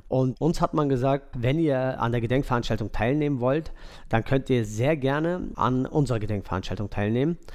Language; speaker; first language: German; native; German